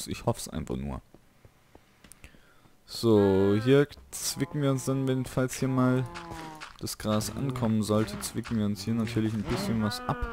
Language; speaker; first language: German; native; German